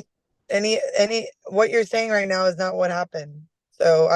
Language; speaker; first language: English; native; English